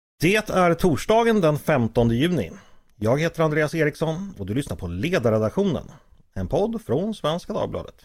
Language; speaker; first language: Swedish; native; Swedish